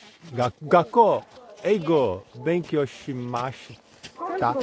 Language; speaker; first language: Japanese; non-native, learner; Portuguese